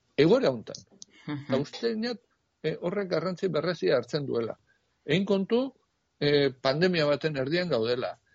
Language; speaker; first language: Basque; native; Basque